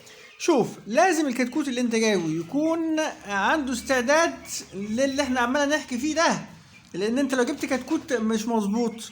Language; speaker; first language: Arabic; native; Arabic